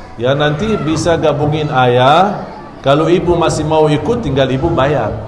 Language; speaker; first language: Malay; non-native, fluent; Arabic